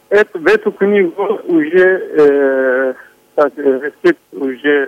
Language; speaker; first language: Russian; non-native, fluent; Turkish